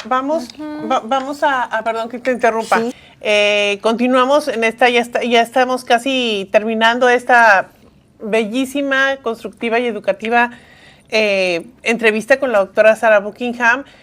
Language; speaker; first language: Spanish; native; Spanish